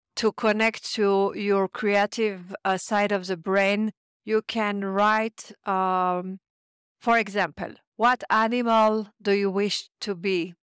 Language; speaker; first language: English; non-native, fluent; French